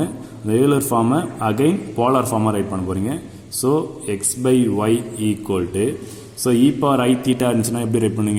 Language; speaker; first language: Tamil; native; Tamil